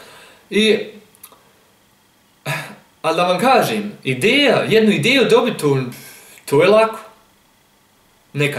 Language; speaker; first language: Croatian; early bilingual, heritage; German